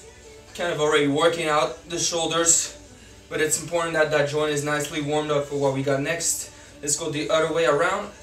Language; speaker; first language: English; native; English